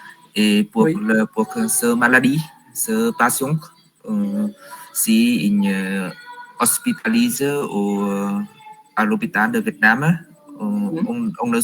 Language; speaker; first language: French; non-native, learner; Vietnamese